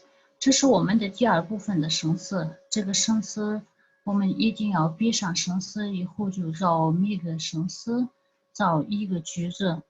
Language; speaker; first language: Chinese; non-native, fluent; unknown